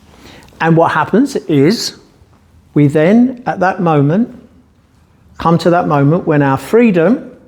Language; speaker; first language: English; native; English